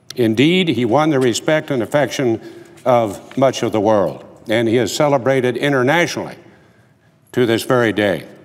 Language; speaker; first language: English; native; English